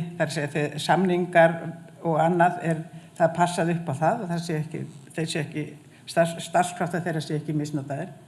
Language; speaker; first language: Icelandic; native; Icelandic